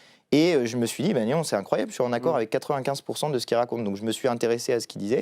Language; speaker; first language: French; native; French